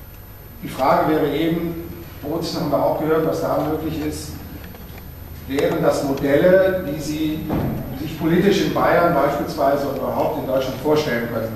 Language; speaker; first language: German; native; German